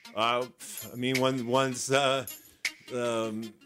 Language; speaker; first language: English; early bilingual, other home language; Spanish